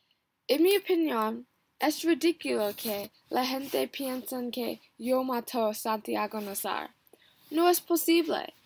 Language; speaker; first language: Spanish; non-native, learner; English